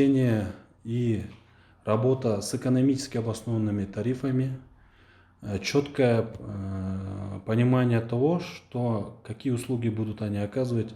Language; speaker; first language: Russian; non-native, local second language; Kyrgyz